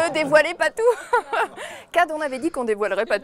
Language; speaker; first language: French; native; French